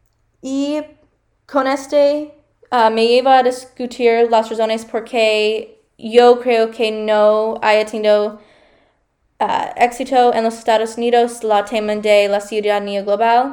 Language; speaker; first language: Spanish; non-native, learner; English